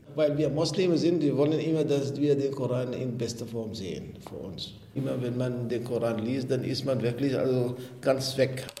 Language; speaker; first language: German; non-native, fluent; Arabic